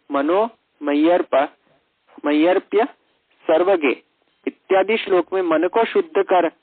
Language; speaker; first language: Hindi; non-native, local second language; Gujarati